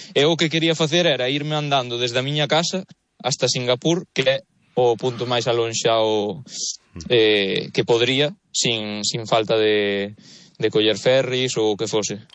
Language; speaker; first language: Galician; native; Galician